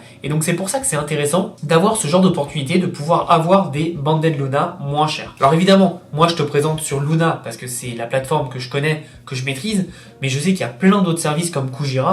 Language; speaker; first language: French; native; French